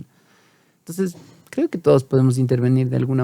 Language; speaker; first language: Spanish; native; Spanish